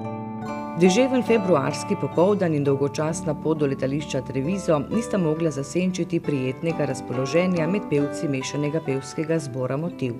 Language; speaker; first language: Slovenian; native; Slovenian